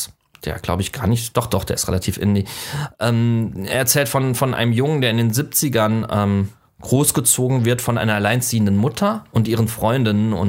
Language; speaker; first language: German; native; German